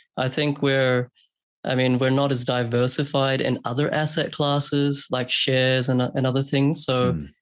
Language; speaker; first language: English; early bilingual, other home language; Hindi